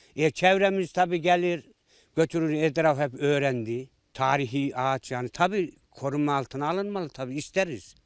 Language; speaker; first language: Turkish; native; Turkish